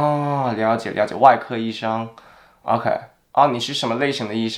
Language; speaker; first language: Chinese; non-native, fluent; English